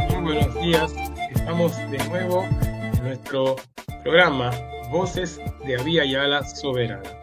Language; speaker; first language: Spanish; native; Spanish